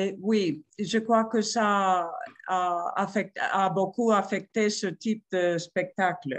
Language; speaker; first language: French; non-native, fluent; Spanish